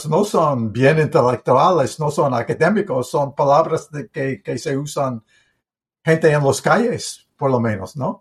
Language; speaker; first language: Spanish; non-native, learner; English